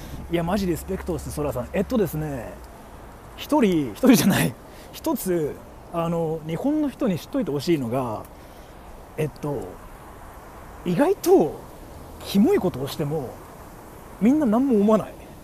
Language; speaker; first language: Japanese; early bilingual, heritage; Japanese